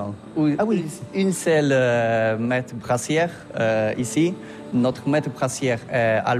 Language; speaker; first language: French; non-native, learner; Polish